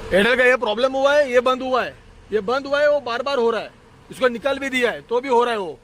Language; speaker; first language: Hindi; non-native, local second language; Marathi